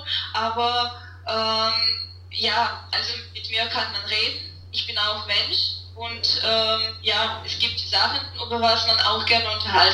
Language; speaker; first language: German; non-native, fluent; Russian